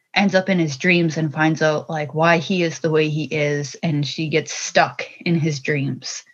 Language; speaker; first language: English; native; English